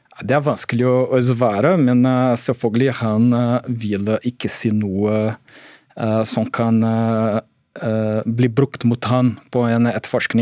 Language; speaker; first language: Norwegian; non-native, fluent; Portuguese